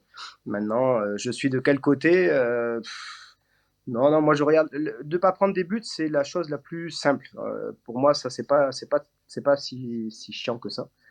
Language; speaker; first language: French; native; French